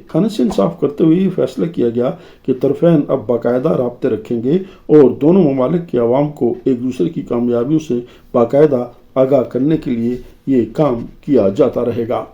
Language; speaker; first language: Urdu; native; Urdu